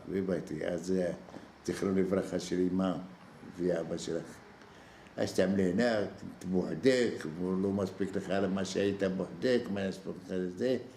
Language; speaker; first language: Hebrew; non-native, fluent; Arabic